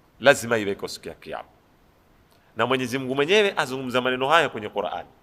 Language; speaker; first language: Swahili; native; Swahili